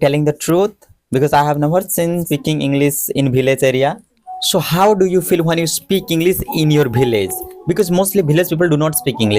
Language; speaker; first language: English; non-native, local second language; Odia